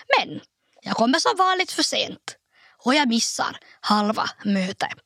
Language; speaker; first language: Swedish; native; Swedish